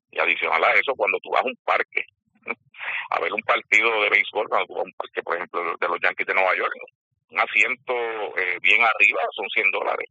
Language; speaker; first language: Spanish; native; Spanish